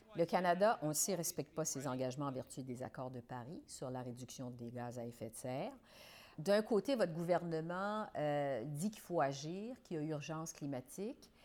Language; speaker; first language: French; native; French